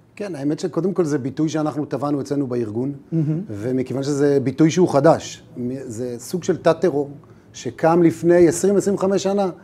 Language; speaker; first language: Hebrew; native; Hebrew